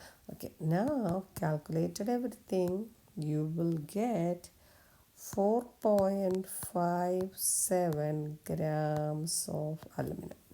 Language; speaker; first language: English; non-native, local second language; Malayalam